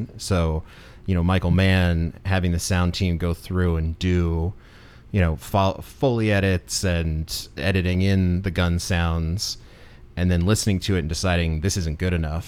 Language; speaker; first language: English; native; English